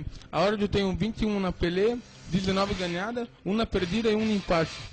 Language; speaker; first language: Spanish; non-native, learner; Portuguese